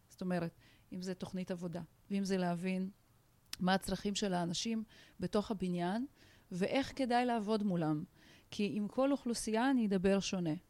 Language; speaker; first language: Hebrew; non-native, fluent; Russian